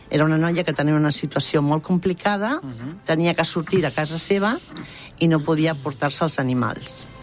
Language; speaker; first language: Catalan; non-native, local second language; Spanish